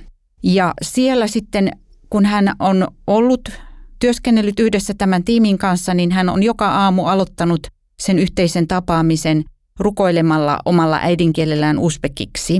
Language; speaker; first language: Finnish; native; Finnish